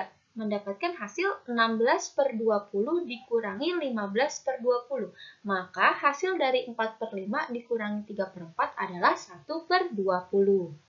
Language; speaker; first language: Indonesian; native; Indonesian